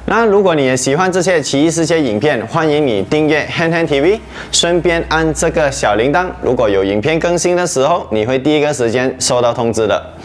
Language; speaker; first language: Chinese; non-native, local second language; Hakka Chinese